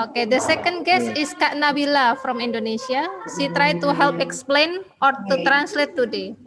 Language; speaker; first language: English; non-native, learner; Indonesian